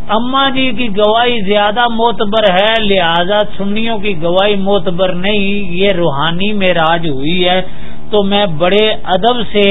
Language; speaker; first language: Urdu; non-native, local second language; Dogri